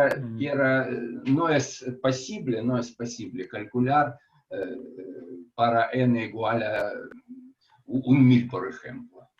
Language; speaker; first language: Spanish; non-native, fluent; Russian